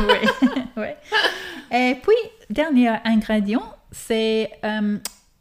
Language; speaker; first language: French; non-native, fluent; English